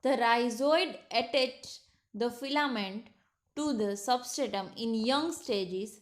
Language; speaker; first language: English; non-native, local second language; Gujarati